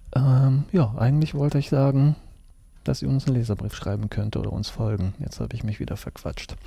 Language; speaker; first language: German; early bilingual, other home language; Russian